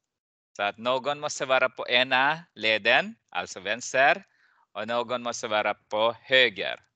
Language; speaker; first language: Swedish; non-native, fluent; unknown